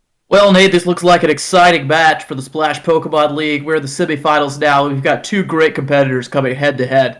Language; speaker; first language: English; native; English